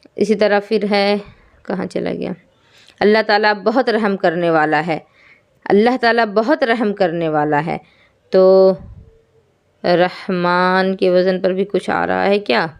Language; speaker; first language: Urdu; native; Urdu